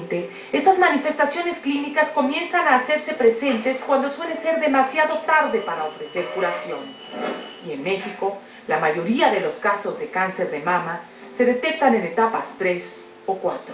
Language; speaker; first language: Spanish; native; Spanish